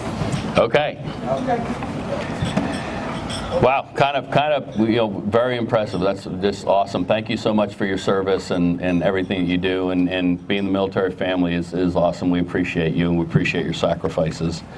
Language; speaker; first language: English; native; English